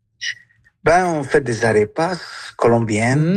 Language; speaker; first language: French; non-native, fluent; Spanish